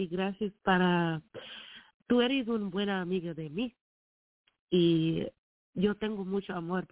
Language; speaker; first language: Spanish; non-native, learner; English